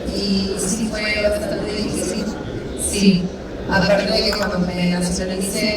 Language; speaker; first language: Spanish; early bilingual, heritage; Spanish